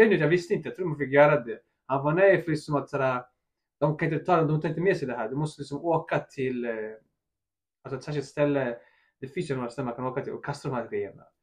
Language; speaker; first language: Swedish; early bilingual, other home language; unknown